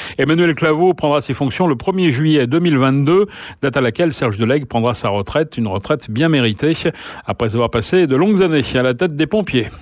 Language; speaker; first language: French; native; French